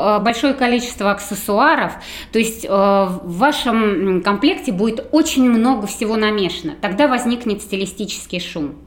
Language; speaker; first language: Russian; native; Russian